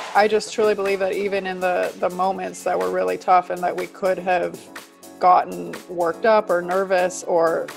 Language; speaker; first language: English; native; English